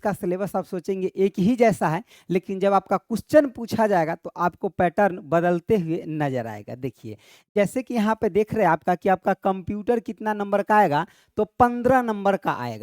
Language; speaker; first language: Hindi; native; Hindi